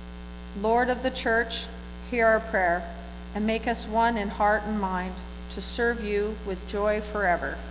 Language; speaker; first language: English; native; English